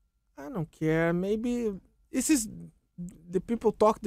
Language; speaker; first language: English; non-native, learner; Portuguese